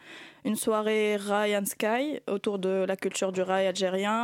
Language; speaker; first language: French; non-native, local second language; Arabic